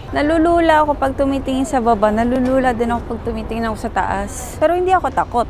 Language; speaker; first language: Filipino; native; Filipino